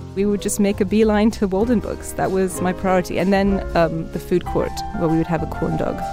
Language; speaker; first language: English; early bilingual, other home language; Spanish